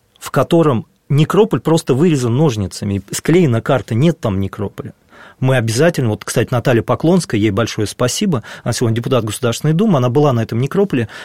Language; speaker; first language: Russian; native; Russian